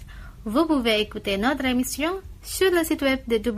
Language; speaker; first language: French; non-native, fluent; Indonesian